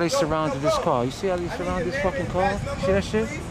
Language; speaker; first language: English; native; English